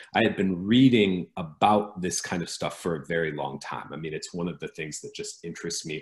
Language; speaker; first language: English; native; English